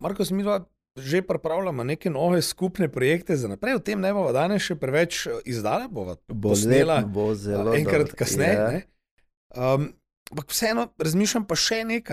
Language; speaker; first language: Slovenian; native; Slovenian